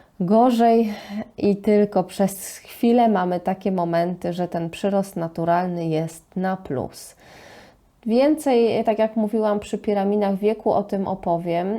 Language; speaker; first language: Polish; native; Polish